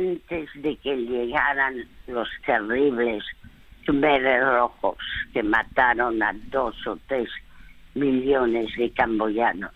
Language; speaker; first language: Spanish; early bilingual, other home language; French